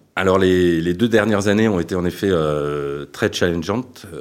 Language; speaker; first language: French; native; French